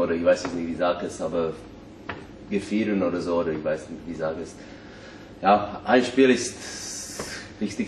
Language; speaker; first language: German; non-native, learner; Czech